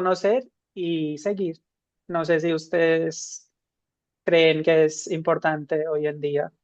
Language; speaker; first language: Spanish; non-native, fluent; Hindi